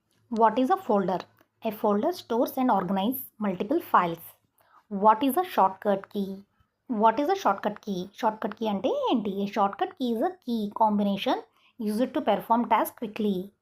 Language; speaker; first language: English; non-native, local second language; Telugu